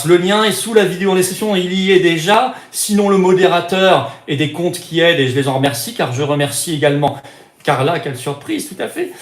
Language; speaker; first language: French; native; French